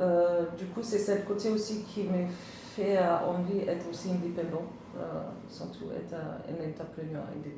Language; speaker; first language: French; non-native, learner; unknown